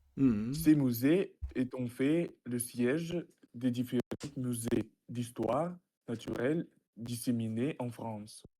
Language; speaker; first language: French; non-native, learner; Russian